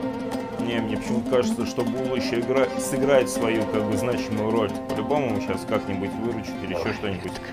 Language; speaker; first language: Russian; native; Russian